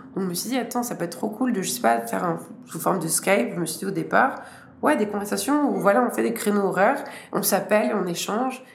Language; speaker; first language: French; native; French